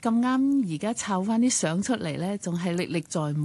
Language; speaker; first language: Chinese; non-native, local second language; Cantonese